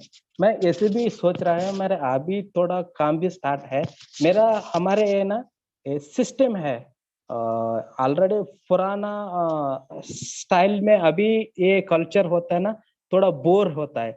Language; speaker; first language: Hindi; non-native, learner; Kannada